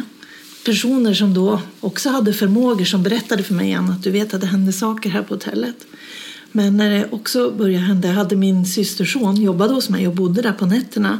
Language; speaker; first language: Swedish; native; Swedish